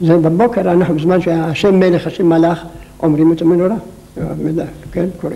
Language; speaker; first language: Hebrew; non-native, local second language; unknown